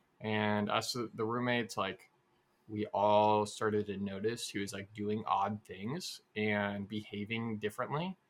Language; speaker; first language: English; native; English